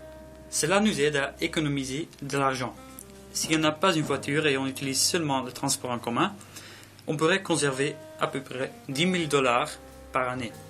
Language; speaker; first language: French; non-native, learner; English